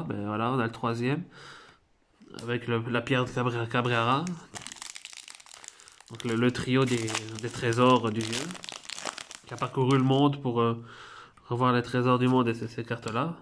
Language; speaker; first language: French; native; French